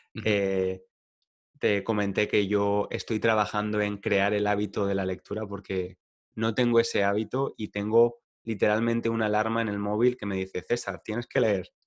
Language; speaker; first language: Spanish; native; Spanish